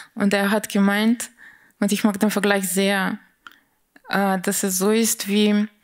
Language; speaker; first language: German; non-native, fluent; Slovenian